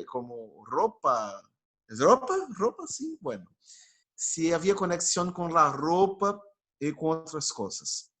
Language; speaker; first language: Spanish; non-native, fluent; Portuguese